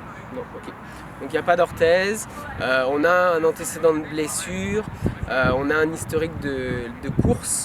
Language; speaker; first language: French; native; French